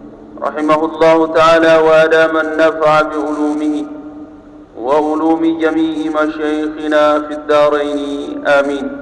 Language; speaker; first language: Arabic; non-native, fluent; Sasak